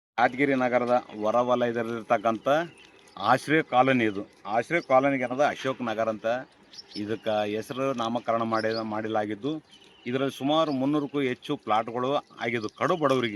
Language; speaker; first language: Kannada; native; Kannada